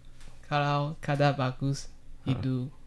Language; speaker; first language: Indonesian; non-native, learner; Chinese